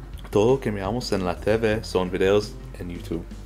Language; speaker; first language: Spanish; non-native, learner; English